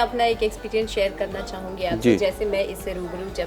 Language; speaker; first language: Hindi; native; Hindi